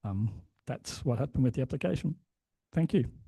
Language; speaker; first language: English; native; English